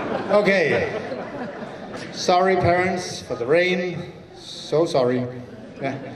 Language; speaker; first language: English; non-native, fluent; Danish